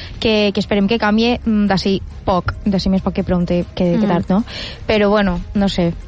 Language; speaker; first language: Catalan; native; Catalan